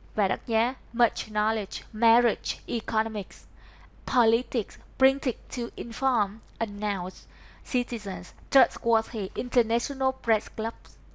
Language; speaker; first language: English; non-native, learner; Vietnamese